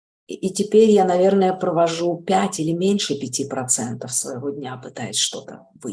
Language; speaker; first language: Russian; native; Russian